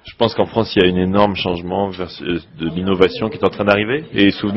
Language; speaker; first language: French; native; French